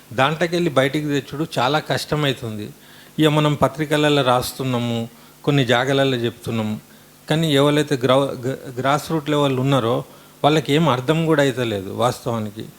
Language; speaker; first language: Telugu; native; Telugu